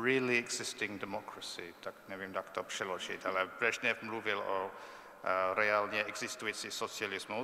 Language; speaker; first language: Czech; non-native, fluent; English